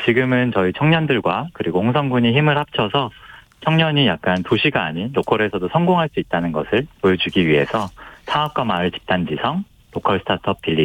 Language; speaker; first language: Korean; native; Korean